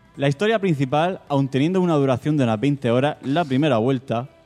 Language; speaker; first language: Spanish; native; Spanish